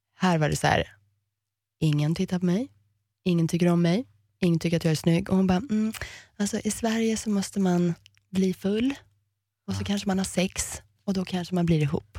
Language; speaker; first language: Swedish; early bilingual, heritage; Swedish